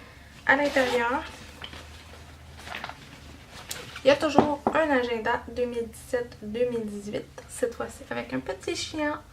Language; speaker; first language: French; native; French